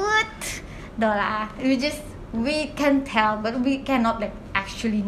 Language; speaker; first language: English; non-native, local second language; Malay